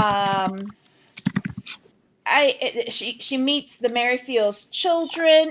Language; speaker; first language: English; native; English